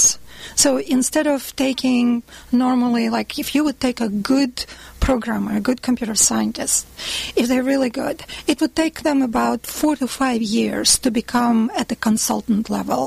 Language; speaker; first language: English; non-native, fluent; Russian